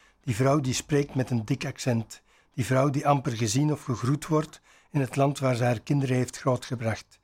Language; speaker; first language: Dutch; native; Dutch